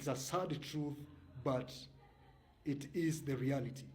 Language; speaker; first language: English; non-native, local second language; Swahili